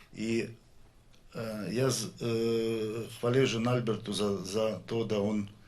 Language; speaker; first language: Slovenian; non-native, learner; Russian